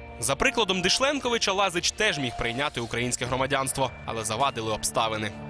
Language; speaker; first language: Ukrainian; native; Ukrainian